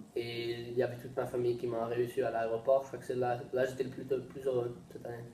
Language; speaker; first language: French; early bilingual, heritage; Swedish